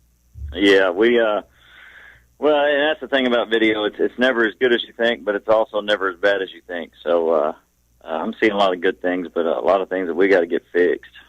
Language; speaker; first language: English; native; English